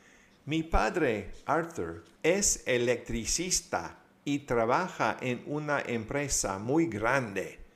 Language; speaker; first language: Spanish; non-native, fluent; English